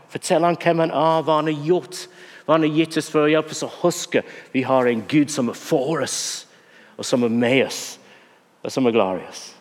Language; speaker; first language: Norwegian; non-native, fluent; English